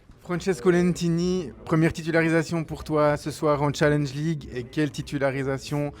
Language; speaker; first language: French; native; French